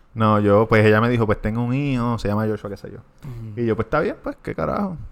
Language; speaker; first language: Spanish; native; Spanish